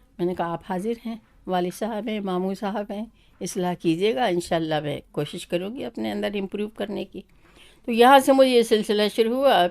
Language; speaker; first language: Urdu; native; Urdu